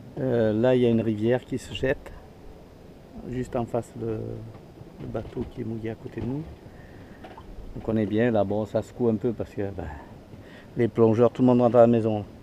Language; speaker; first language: French; native; French